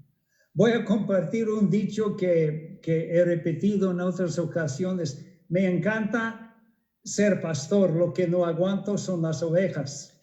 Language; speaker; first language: Spanish; non-native, fluent; English